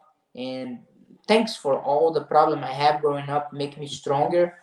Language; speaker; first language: English; non-native, fluent; Portuguese